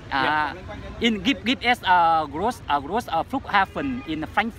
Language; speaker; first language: German; non-native, learner; Vietnamese